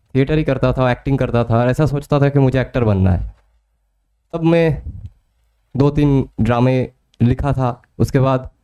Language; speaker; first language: Hindi; non-native, local second language; Bangla